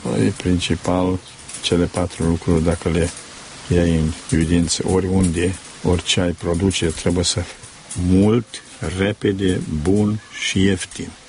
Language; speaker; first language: Romanian; native; Romanian